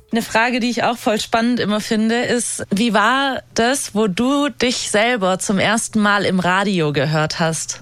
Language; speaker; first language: German; native; German